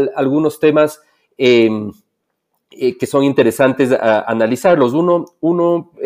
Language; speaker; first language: Spanish; native; Spanish